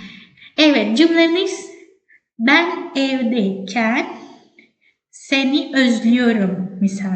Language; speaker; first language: Turkish; non-native, fluent; Indonesian